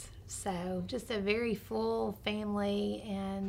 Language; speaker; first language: English; native; English